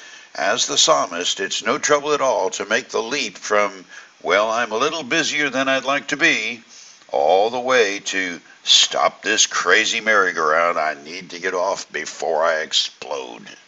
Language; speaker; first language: English; native; English